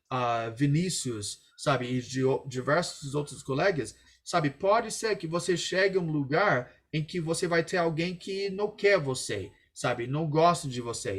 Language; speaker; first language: Portuguese; non-native, fluent; English